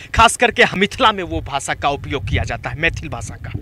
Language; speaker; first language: Hindi; native; Hindi